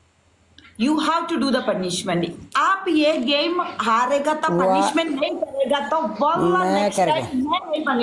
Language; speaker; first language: Hindi; non-native, learner; Bangla